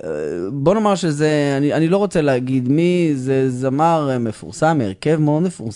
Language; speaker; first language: Hebrew; native; Hebrew